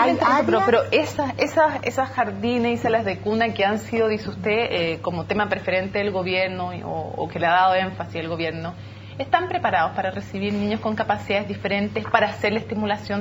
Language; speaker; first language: Spanish; native; Spanish